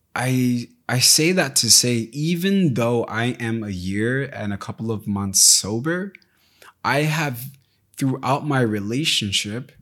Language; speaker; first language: English; native; English